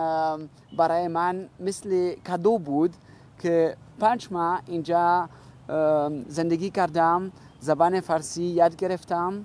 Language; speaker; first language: Persian; non-native, learner; German